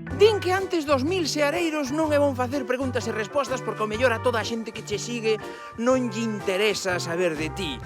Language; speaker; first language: Galician; non-native, local second language; Spanish